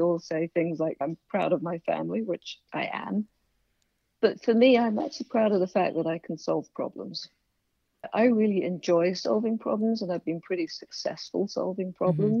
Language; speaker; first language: English; native; English